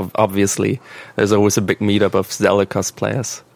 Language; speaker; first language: English; non-native, fluent; German